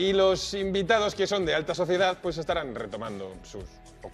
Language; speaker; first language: Spanish; native; Spanish